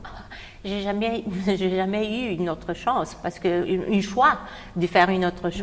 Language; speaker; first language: French; non-native, fluent; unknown